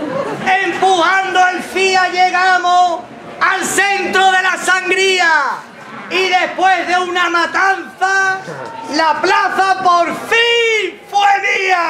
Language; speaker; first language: Spanish; native; Spanish